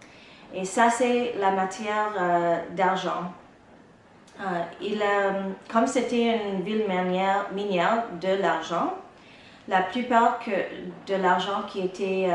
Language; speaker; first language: French; non-native, local second language; English